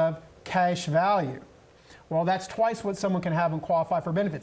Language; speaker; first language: English; native; English